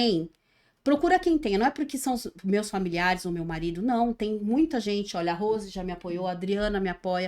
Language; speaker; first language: Portuguese; native; Portuguese